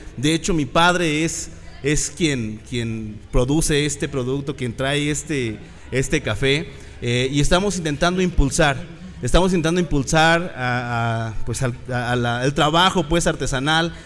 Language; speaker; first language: Spanish; native; Spanish